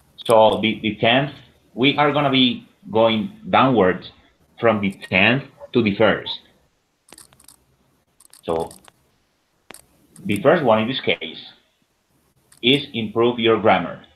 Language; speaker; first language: English; non-native, fluent; Spanish